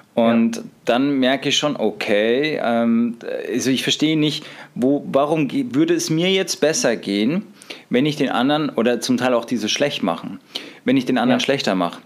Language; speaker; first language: German; native; German